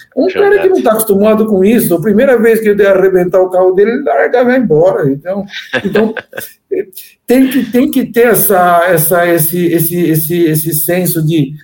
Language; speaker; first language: Portuguese; native; Portuguese